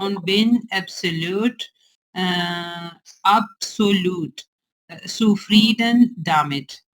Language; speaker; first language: German; non-native, learner; Urdu